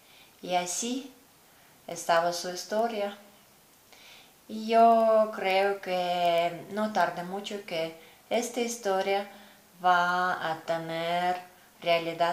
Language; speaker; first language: Spanish; non-native, learner; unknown